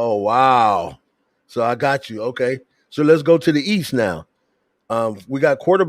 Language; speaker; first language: English; native; English